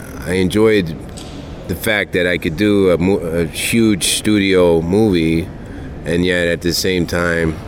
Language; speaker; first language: English; native; English